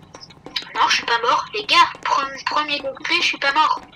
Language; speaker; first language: French; native; French